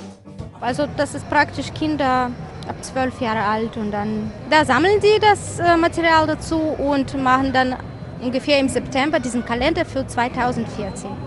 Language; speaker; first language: German; non-native, fluent; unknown